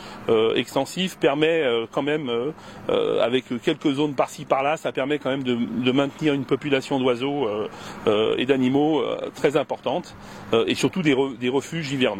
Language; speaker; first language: French; native; French